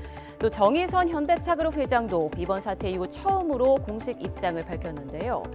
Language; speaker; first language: Korean; native; Korean